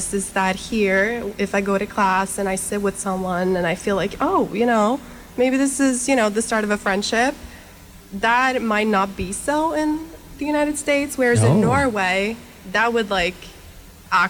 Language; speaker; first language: English; non-native, fluent; Norwegian